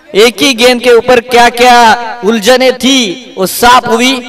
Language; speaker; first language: Hindi; non-native, local second language; Marathi